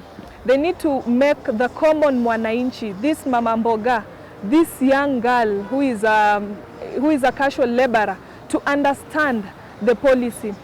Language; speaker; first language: English; non-native, local second language; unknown